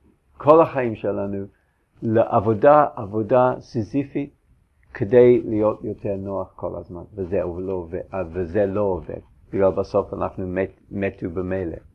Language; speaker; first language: Hebrew; non-native, fluent; English